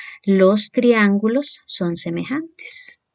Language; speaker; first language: Spanish; native; Spanish